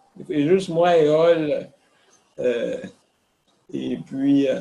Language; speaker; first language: French; native; French